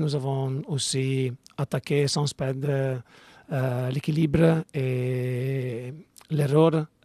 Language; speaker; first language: French; non-native, fluent; Italian